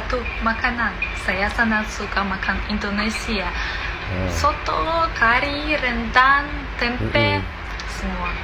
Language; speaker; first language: Indonesian; non-native, learner; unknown